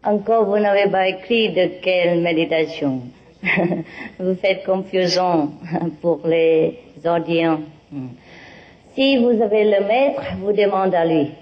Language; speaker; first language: French; non-native, learner; Vietnamese